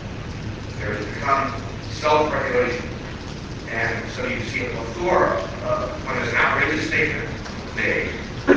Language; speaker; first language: English; native; English